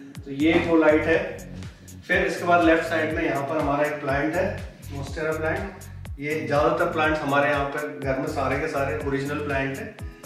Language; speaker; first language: Hindi; native; Hindi